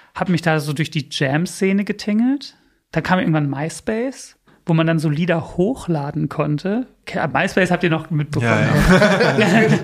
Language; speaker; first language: German; early bilingual, other home language; English